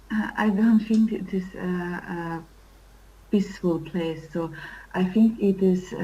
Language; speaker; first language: English; non-native, learner; Russian